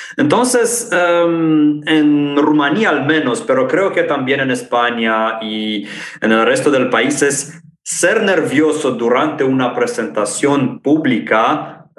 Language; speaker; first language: Spanish; non-native, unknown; Romanian